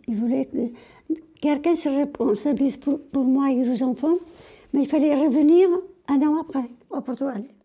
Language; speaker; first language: French; non-native, fluent; Portuguese